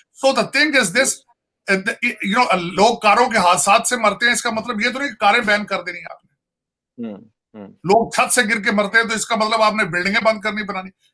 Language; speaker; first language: Urdu; non-native, local second language; Punjabi